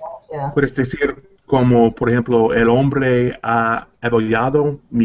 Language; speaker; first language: Spanish; non-native, learner; English